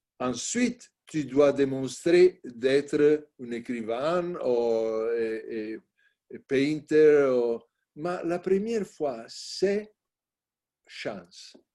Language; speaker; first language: French; non-native, learner; Italian